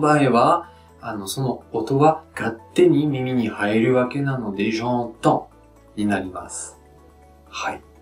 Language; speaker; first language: Japanese; non-native, fluent; French